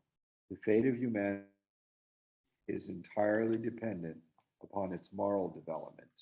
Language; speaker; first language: English; native; English